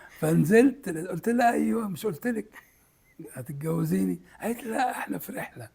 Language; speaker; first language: Egyptian Arabic; native; Egyptian Arabic